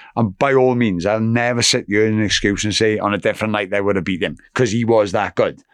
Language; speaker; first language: English; native; English